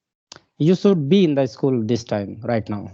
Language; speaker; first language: English; non-native, local second language; Hindi